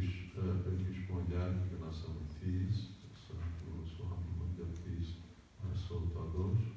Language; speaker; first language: Hungarian; early bilingual, heritage; Hungarian